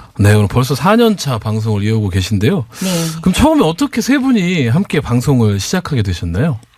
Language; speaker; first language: Korean; native; Korean